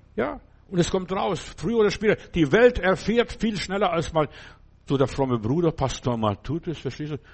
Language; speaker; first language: German; non-native, fluent; Lithuanian